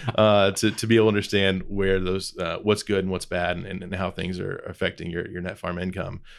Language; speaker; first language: English; native; English